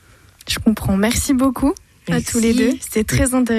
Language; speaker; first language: French; native; French